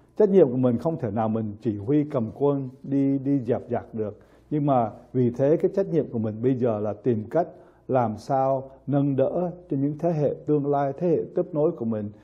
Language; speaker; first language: Vietnamese; early bilingual, heritage; Vietnamese